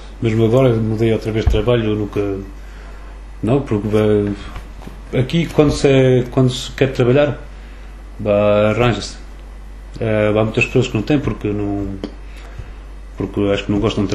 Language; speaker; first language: Portuguese; early bilingual, other home language; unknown